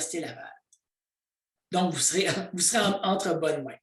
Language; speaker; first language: French; native; French